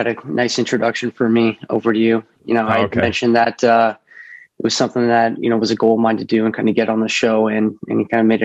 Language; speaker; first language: English; native; English